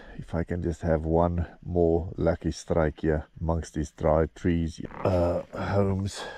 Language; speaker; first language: English; non-native, local second language; Afrikaans